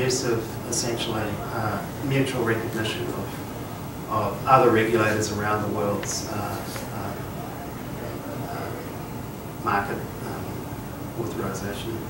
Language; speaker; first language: English; native; English